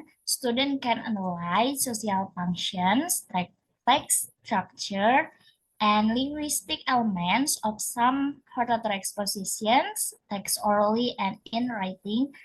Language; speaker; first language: English; non-native, learner; Indonesian